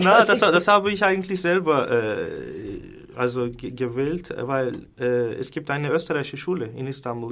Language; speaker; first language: German; non-native, fluent; Turkish